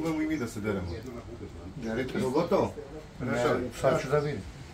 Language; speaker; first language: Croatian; non-native, learner; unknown